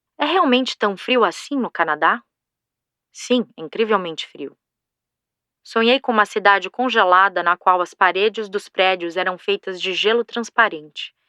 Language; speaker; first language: Portuguese; native; Portuguese